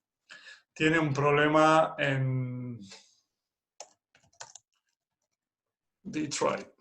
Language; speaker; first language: Spanish; non-native, fluent; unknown